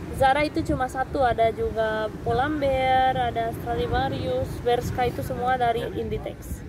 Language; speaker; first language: Indonesian; non-native, fluent; Spanish